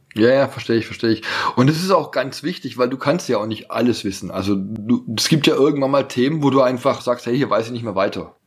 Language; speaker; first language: German; native; German